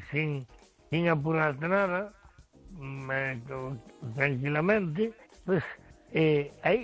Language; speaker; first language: Spanish; non-native, local second language; Galician